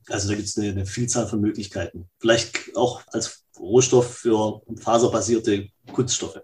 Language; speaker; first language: German; native; German